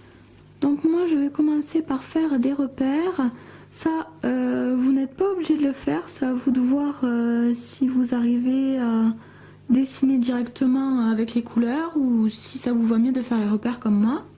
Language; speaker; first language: French; native; French